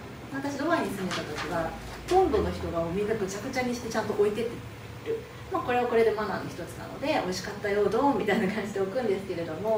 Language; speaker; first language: Japanese; native; Japanese